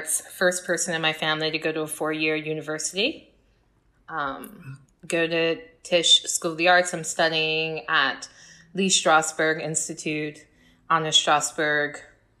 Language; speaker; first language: English; native; English